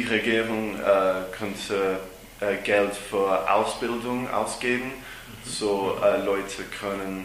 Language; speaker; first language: German; non-native, learner; English